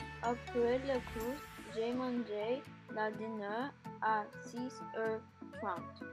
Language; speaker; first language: French; non-native, learner; English